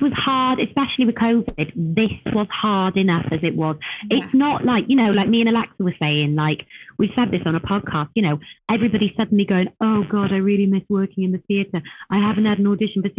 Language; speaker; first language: English; native; English